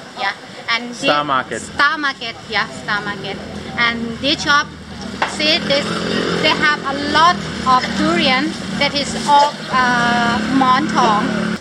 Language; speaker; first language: English; non-native, local second language; Thai